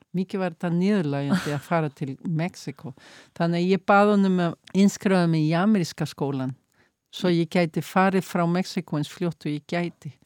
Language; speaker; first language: Icelandic; early bilingual, heritage; Icelandic